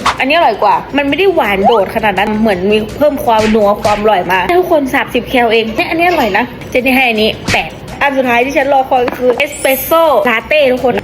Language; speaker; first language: Thai; native; Thai